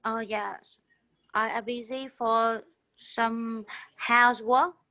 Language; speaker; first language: English; non-native, learner; Vietnamese